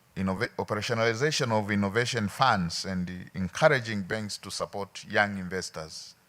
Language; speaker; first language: English; non-native, local second language; Swahili